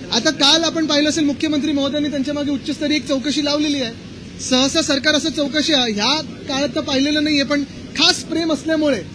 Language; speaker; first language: Marathi; native; Marathi